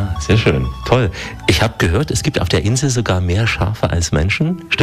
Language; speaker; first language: German; native; German